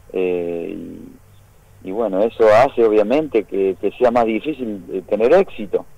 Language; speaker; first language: Spanish; native; Spanish